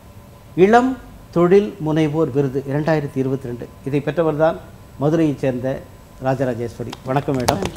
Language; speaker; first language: Tamil; native; Tamil